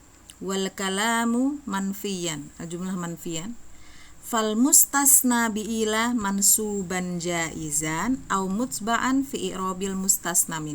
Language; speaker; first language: Arabic; non-native, fluent; Indonesian